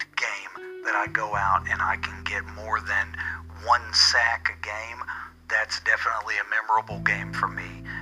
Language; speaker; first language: English; native; English